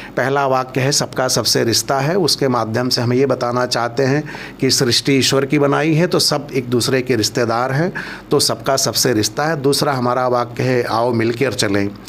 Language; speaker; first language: Hindi; non-native, local second language; Awadhi